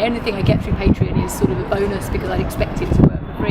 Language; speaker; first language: English; native; English